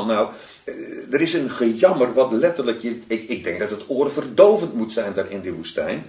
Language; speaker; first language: Dutch; native; Dutch